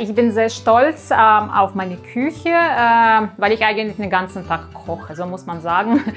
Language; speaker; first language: German; non-native, fluent; Russian